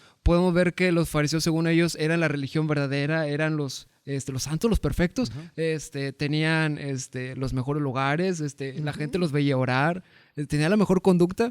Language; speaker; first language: Spanish; native; Spanish